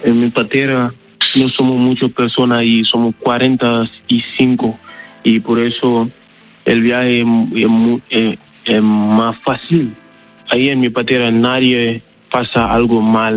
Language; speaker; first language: Spanish; non-native, learner; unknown